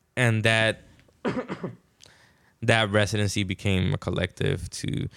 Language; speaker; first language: English; non-native, fluent; Spanish